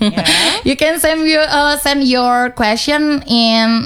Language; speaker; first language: English; non-native, fluent; Indonesian